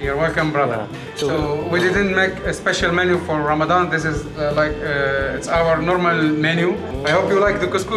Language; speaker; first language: English; non-native, fluent; Korean